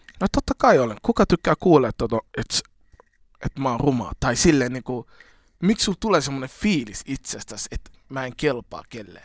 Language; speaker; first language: Finnish; early bilingual, other home language; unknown